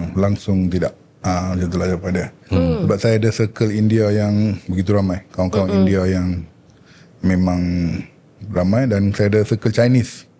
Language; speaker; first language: Malay; non-native, local second language; Tamil